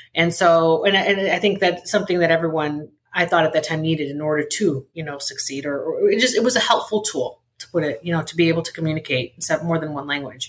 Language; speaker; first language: English; early bilingual, other home language; Spanish